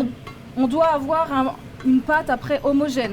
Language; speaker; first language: French; native; French